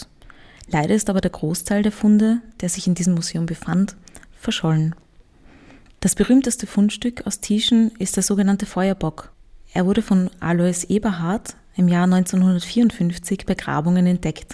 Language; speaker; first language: German; native; German